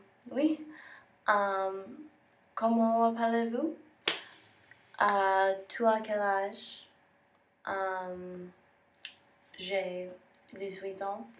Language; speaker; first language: French; non-native, learner; English